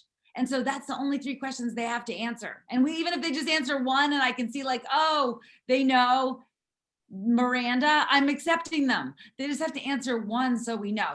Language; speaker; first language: English; native; English